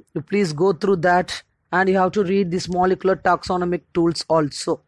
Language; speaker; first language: English; non-native, local second language; Tamil